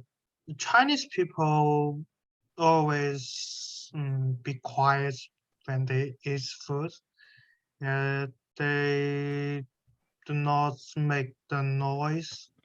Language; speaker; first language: English; non-native, learner; Chinese